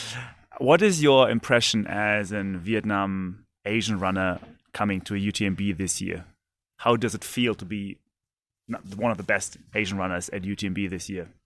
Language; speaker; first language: English; non-native, fluent; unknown